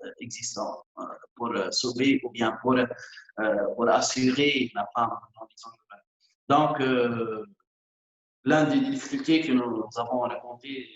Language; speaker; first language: French; non-native, local second language; Arabic